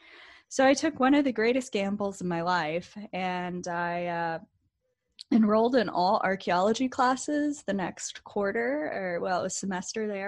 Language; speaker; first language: English; native; English